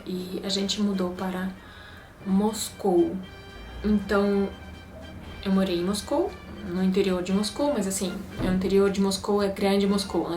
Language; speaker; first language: Portuguese; non-native, fluent; Russian